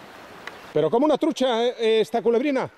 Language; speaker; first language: Spanish; native; Spanish